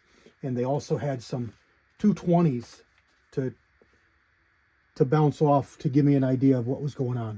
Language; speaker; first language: English; native; English